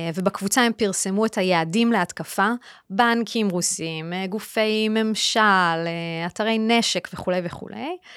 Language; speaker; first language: Hebrew; native; Hebrew